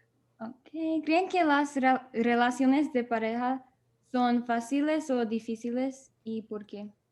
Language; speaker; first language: Spanish; non-native, learner; English